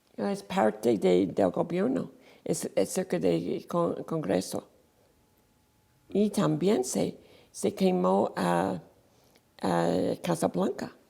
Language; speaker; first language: Spanish; non-native, fluent; English